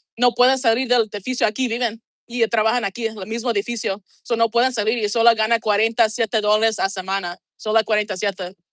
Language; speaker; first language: Spanish; non-native, learner; English